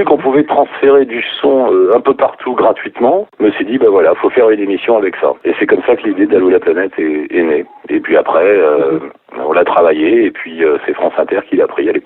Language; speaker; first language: French; native; French